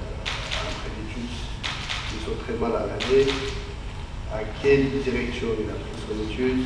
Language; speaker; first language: French; non-native, fluent; Armenian